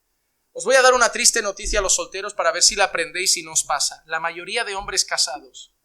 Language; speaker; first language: Spanish; native; Spanish